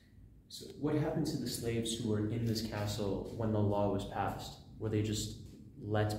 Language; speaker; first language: English; non-native, fluent; French